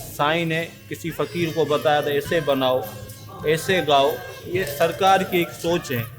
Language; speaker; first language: Urdu; non-native, local second language; Sindhi